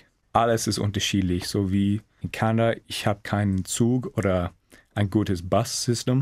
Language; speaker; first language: German; non-native, learner; English